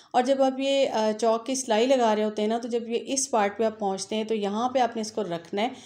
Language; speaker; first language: Urdu; native; Urdu